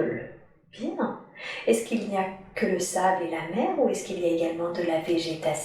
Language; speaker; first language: French; native; French